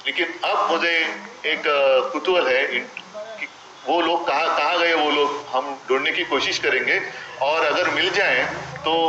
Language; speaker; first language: Hindi; non-native, local second language; Marathi